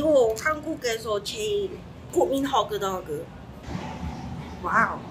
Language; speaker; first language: Korean; non-native, learner; Cantonese